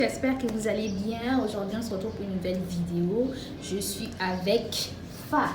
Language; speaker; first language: French; non-native, local second language; Fang